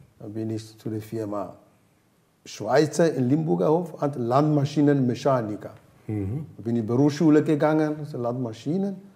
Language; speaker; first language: German; non-native, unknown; Ewe